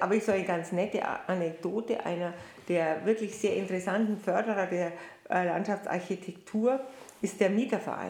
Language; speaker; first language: German; native; German